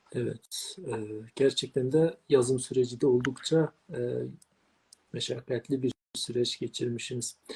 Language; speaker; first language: Turkish; native; Turkish